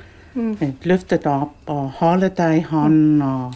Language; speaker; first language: Danish; non-native, local second language; Kalaallisut